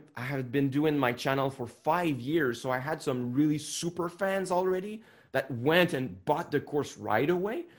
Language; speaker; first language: English; non-native, fluent; French